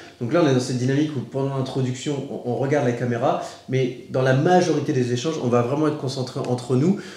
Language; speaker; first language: French; native; French